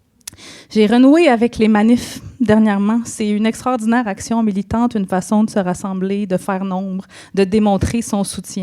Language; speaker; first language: French; native; French